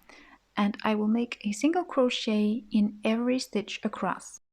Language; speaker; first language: English; non-native, fluent; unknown